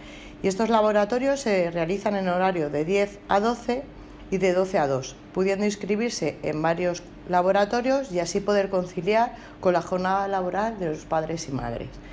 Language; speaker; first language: Spanish; native; Spanish